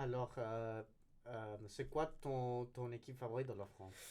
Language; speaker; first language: French; non-native, learner; Spanish